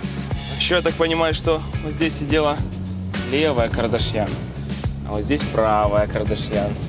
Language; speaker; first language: Russian; native; Russian